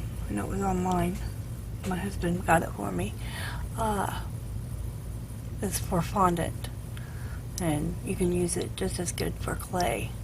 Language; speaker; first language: English; native; English